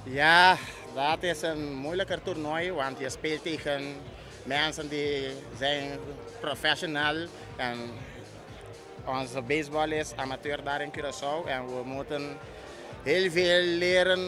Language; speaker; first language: Dutch; non-native, local second language; Papiamento